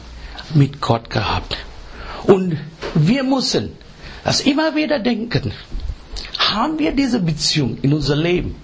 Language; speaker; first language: German; non-native, learner; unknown